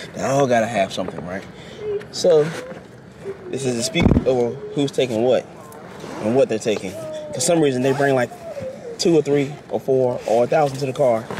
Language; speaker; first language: English; native; English